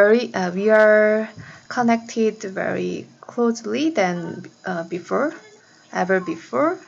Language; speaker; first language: English; non-native, learner; Korean